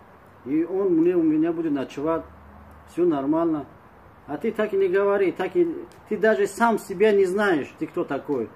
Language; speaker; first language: Russian; non-native, learner; Tajik